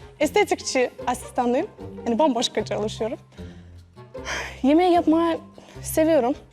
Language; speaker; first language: Turkish; non-native, fluent; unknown